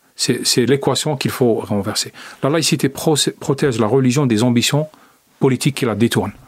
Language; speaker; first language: French; non-native, local second language; Arabic